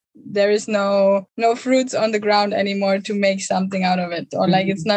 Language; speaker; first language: English; non-native, fluent; German